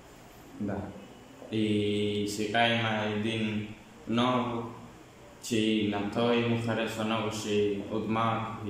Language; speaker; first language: Bulgarian; early bilingual, other home language; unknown